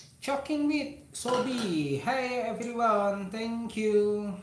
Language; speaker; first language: English; non-native, learner; Indonesian